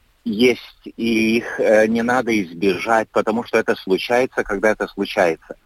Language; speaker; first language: Russian; non-native, fluent; Lithuanian